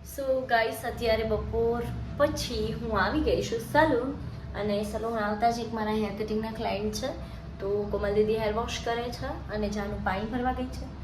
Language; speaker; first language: Gujarati; non-native, local second language; Kachhi